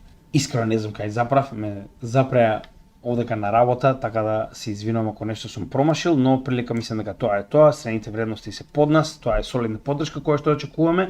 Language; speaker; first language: Macedonian; native; Macedonian